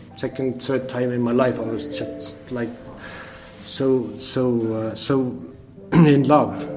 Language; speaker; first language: English; non-native, learner; Estonian